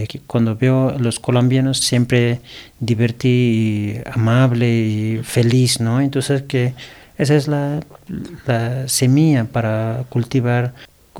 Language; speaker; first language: Spanish; non-native, learner; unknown